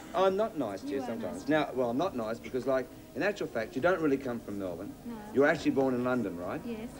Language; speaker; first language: English; native; English